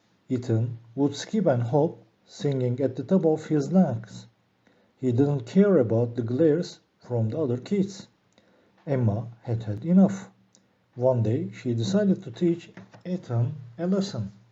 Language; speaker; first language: English; non-native, fluent; Turkish